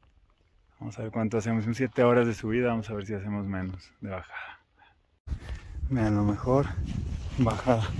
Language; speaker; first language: Spanish; native; Spanish